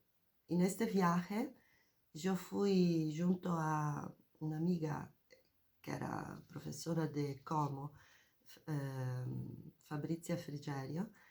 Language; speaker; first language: Spanish; non-native, fluent; Italian